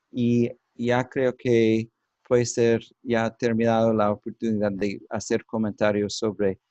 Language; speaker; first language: Spanish; non-native, learner; English